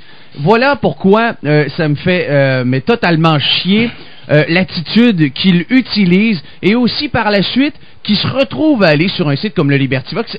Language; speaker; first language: French; native; French